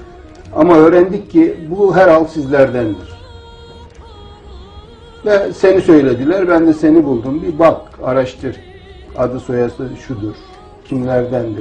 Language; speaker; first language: Turkish; native; Turkish